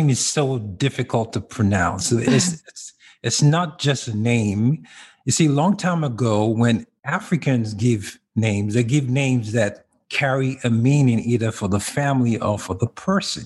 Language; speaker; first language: English; non-native, local second language; Yoruba